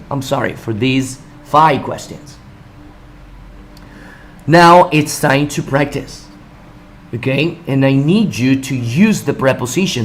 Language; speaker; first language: English; non-native, fluent; Spanish